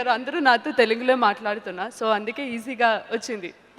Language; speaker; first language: Telugu; non-native, learner; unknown